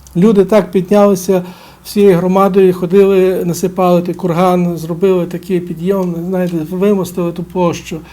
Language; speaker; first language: Ukrainian; native; Ukrainian